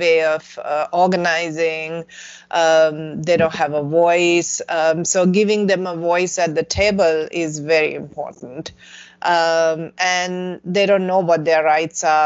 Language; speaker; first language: English; non-native, local second language; Sinhala